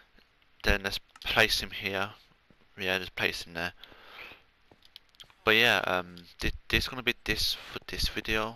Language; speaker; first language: English; native; English